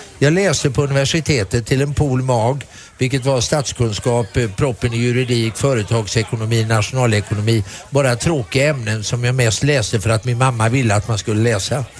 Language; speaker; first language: Swedish; native; Swedish